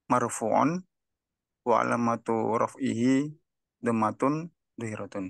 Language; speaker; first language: Arabic; non-native, learner; Indonesian